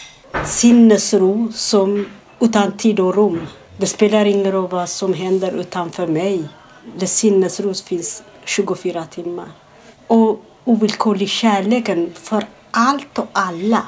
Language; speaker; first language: Swedish; non-native, fluent; Amharic